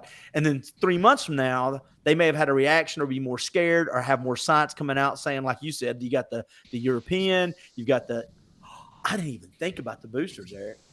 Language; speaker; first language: English; native; English